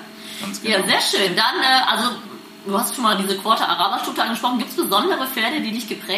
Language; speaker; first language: German; native; German